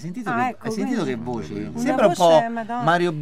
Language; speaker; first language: Italian; native; Italian